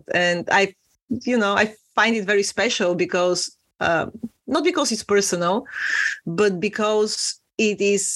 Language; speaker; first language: English; non-native, fluent; Bulgarian